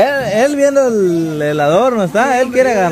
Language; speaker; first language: Spanish; native; Spanish